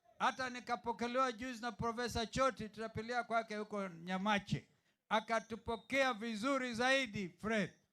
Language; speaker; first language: Swahili; non-native, local second language; Gusii